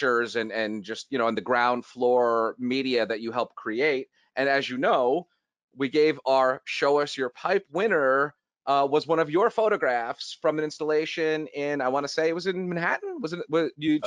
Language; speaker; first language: English; native; English